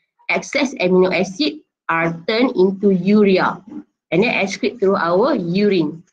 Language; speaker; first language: English; non-native, local second language; Malay